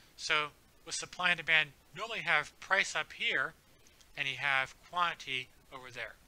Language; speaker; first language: English; native; English